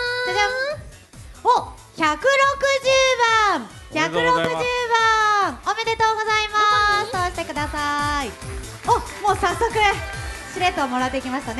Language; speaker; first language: Japanese; native; Japanese